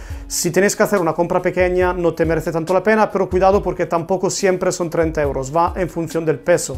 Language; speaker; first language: Spanish; non-native, fluent; Italian